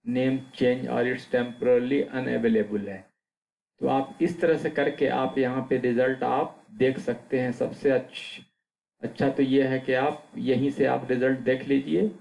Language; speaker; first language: Hindi; native; Hindi